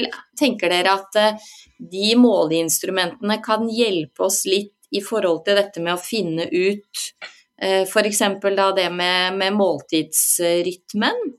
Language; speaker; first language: Norwegian; native; Norwegian